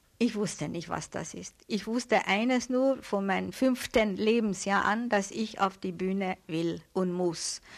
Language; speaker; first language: German; non-native, fluent; Hungarian